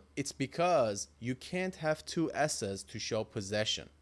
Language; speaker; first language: English; non-native, fluent; Persian